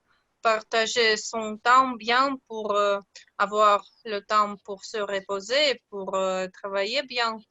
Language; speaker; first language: French; non-native, learner; Russian